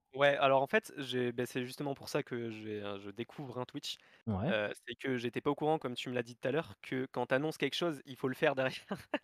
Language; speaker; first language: French; native; French